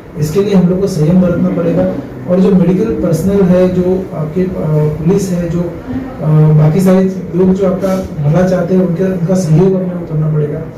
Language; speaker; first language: Hindi; non-native, local second language; Marathi